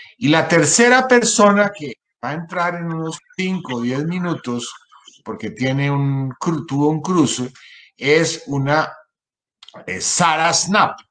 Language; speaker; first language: Spanish; native; Spanish